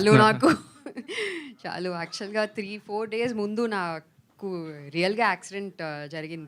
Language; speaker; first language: Telugu; non-native, fluent; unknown